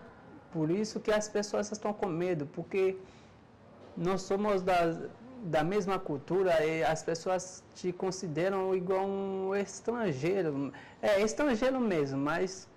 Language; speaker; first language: Portuguese; non-native, learner; Haitian Creole